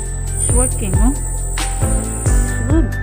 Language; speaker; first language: English; non-native, local second language; Filipino